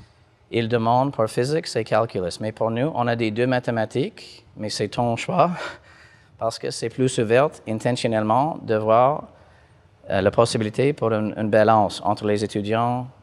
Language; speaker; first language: French; non-native, fluent; English